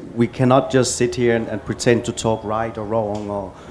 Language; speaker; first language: English; non-native, fluent; Danish